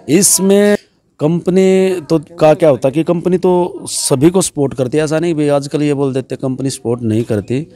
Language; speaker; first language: Hindi; native; Hindi